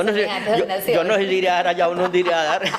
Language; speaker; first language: Spanish; native; Spanish